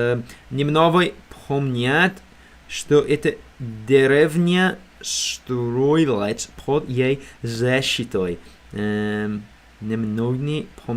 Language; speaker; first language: Russian; non-native, learner; English